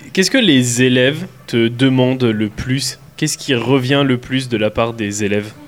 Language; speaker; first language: French; native; French